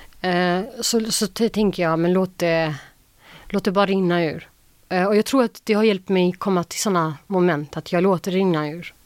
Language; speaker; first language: Swedish; early bilingual, other home language; Albanian